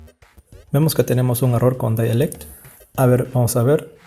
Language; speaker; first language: Spanish; native; Spanish